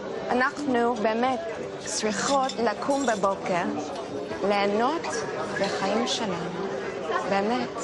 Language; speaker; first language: Hebrew; non-native, fluent; English